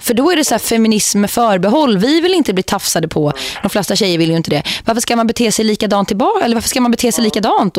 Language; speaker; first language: Swedish; native; Swedish